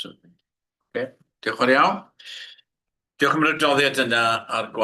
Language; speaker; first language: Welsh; non-native, learner; English